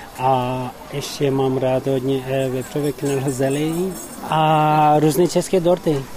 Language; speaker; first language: Czech; non-native, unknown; Tibetan